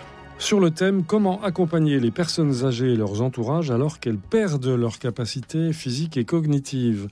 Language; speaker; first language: French; native; French